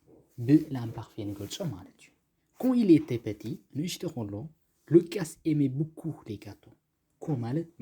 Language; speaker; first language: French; non-native, fluent; Tigrinya